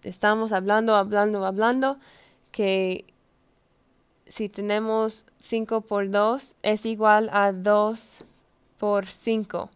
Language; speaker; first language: Spanish; early bilingual, heritage; Spanish